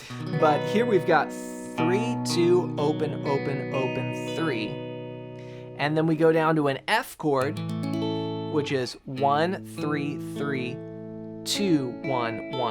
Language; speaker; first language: English; native; English